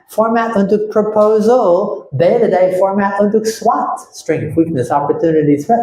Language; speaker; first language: Indonesian; non-native, fluent; English